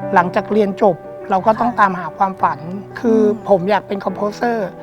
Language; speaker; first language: Thai; native; Thai